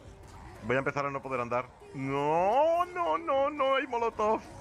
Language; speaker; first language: Spanish; native; Spanish